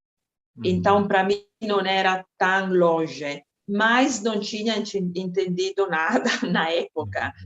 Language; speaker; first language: Portuguese; non-native, fluent; Italian